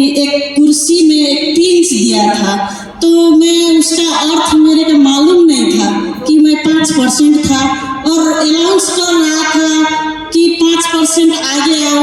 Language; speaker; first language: Hindi; non-native, learner; Nepali